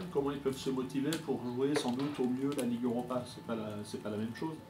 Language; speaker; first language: French; native; French